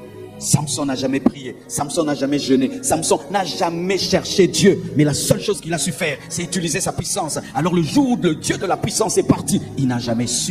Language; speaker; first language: French; non-native, local second language; Lingala